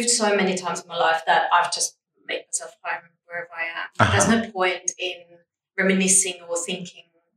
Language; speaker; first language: English; non-native, fluent; German